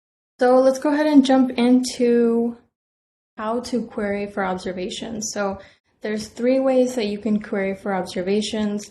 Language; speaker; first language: English; native; English